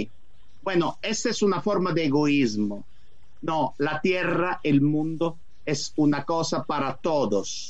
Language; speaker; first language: Spanish; non-native, fluent; Italian